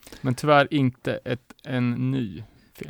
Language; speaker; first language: Swedish; native; Swedish